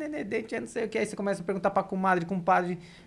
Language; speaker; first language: Portuguese; native; Portuguese